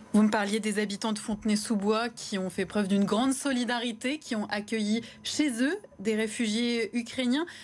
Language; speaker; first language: French; native; French